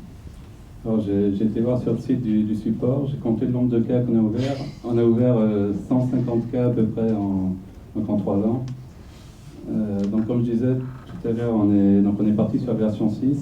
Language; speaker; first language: French; native; French